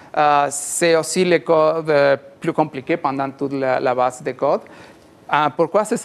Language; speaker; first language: French; non-native, learner; Spanish